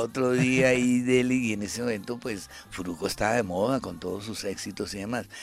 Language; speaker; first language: Spanish; native; Spanish